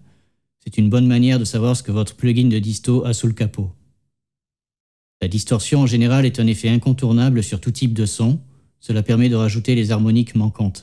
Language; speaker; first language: French; native; French